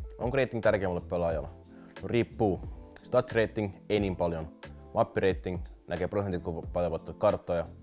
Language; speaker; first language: Finnish; early bilingual, other home language; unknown